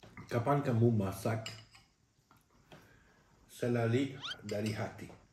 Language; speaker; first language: Indonesian; non-native, learner; French